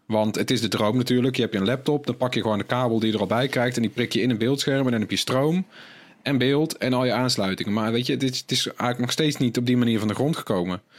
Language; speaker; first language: Dutch; native; Dutch